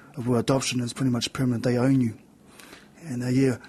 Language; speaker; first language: English; native; English